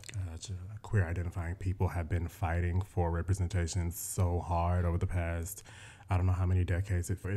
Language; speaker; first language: English; native; English